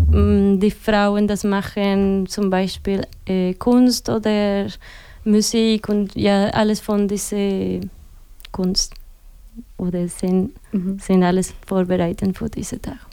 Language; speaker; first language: German; non-native, learner; Spanish